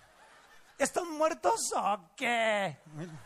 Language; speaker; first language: Spanish; native; Spanish